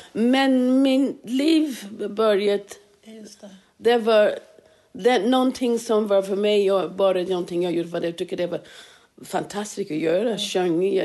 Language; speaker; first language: Swedish; non-native, fluent; English